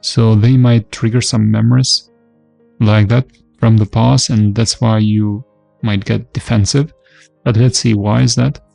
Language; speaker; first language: English; non-native, fluent; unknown